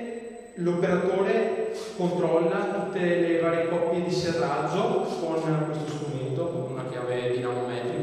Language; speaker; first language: Italian; native; Italian